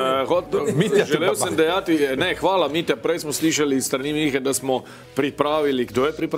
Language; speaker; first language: Slovenian; native; Slovenian